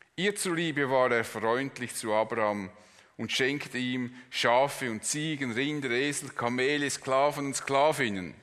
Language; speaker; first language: German; native; German